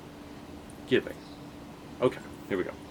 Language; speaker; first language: English; native; English